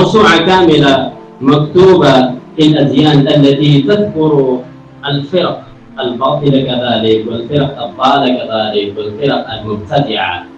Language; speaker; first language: Arabic; non-native, fluent; Urdu